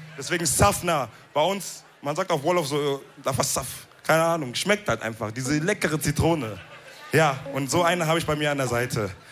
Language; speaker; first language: German; early bilingual, other home language; Wolof